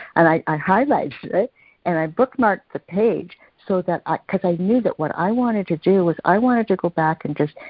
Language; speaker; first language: English; native; English